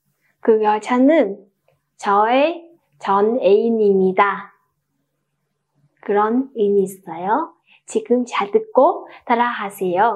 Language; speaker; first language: Korean; non-native, learner; Vietnamese